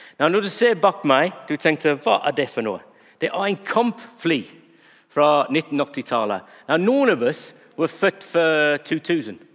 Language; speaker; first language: Norwegian; non-native, fluent; English